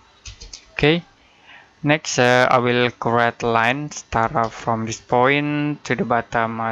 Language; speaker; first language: English; non-native, learner; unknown